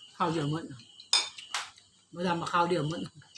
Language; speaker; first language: Thai; native; Thai